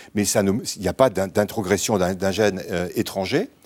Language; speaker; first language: French; native; French